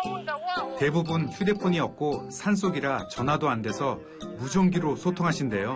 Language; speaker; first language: Korean; native; Korean